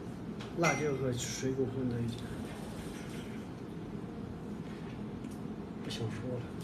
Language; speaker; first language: Chinese; non-native, local second language; Tibetan